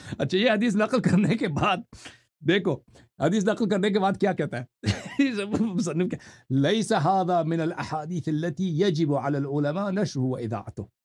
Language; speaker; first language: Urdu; non-native, fluent; Persian